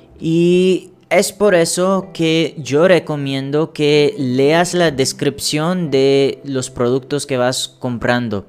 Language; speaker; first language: Spanish; non-native, learner; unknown